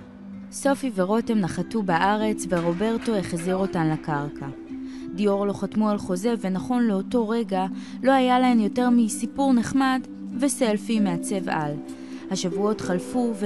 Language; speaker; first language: Hebrew; native; Hebrew